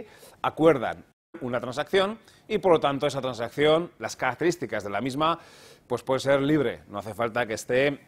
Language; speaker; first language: Spanish; native; Spanish